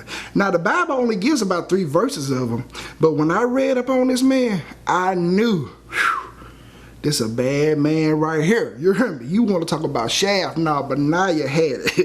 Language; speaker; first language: English; native; English